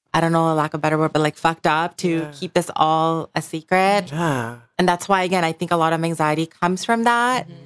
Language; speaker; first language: English; early bilingual, other home language; Bangla